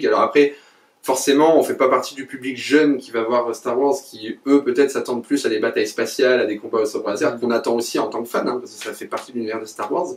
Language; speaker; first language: French; native; French